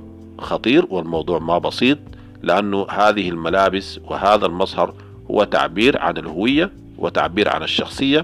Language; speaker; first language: Arabic; native; Arabic